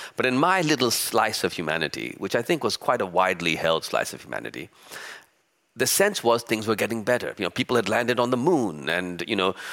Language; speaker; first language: English; early bilingual, other home language; Urdu